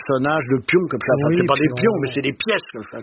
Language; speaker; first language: French; native; French